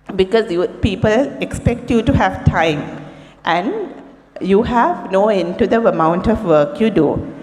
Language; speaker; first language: English; non-native, local second language; Sinhala